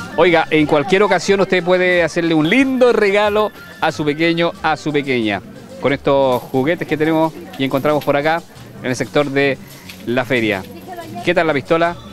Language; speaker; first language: Spanish; native; Spanish